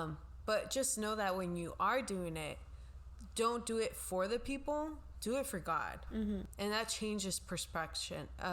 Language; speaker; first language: English; non-native, local second language; Spanish